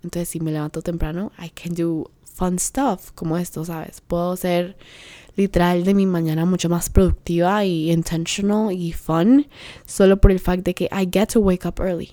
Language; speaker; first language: Spanish; early bilingual, heritage; Spanish